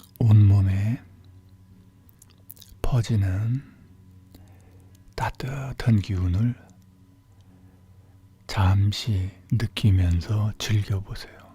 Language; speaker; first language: Korean; native; Korean